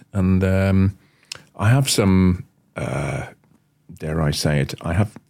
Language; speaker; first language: English; native; English